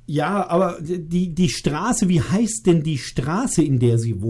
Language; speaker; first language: German; native; German